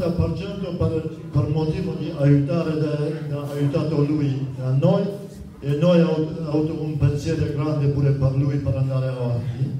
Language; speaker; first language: Italian; non-native, fluent; Kurdish